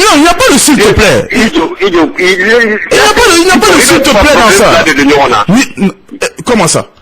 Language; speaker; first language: French; non-native, local second language; Bambara